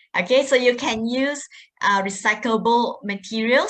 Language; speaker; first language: English; non-native, local second language; Malay